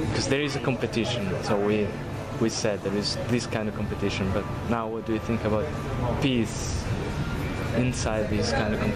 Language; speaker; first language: English; non-native, fluent; Italian